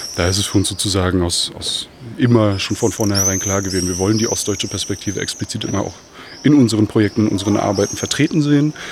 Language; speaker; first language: German; early bilingual, other home language; Bosnian